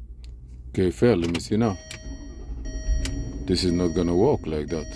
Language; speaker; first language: English; non-native, fluent; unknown